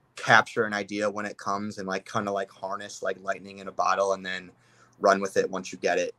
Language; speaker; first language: English; native; English